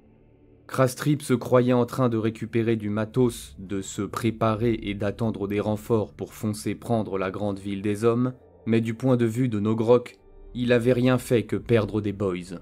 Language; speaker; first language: French; native; French